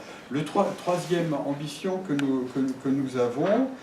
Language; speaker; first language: French; native; French